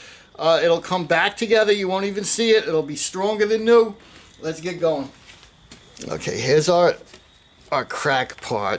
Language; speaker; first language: English; native; English